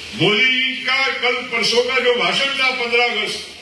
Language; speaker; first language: Hindi; non-native, local second language; Marathi